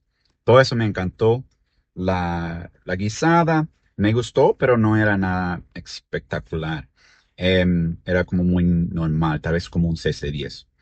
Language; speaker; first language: Spanish; early bilingual, heritage; Spanish